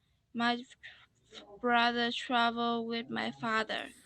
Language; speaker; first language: English; non-native, learner; Vietnamese